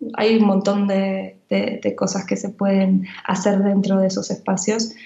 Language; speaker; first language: Spanish; native; Spanish